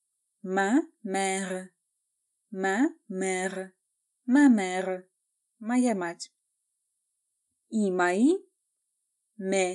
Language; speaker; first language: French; non-native, fluent; Russian